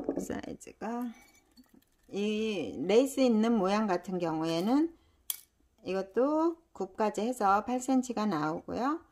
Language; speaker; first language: Korean; native; Korean